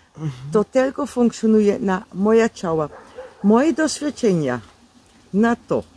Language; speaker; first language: Polish; non-native, learner; Dutch